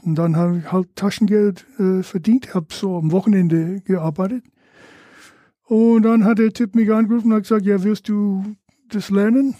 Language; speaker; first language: German; non-native, fluent; English